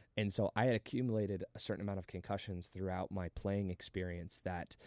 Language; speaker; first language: English; native; English